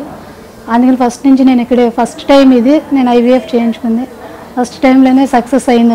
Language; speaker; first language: Telugu; native; Telugu